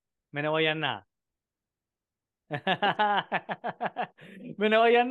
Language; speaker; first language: Italian; native; Italian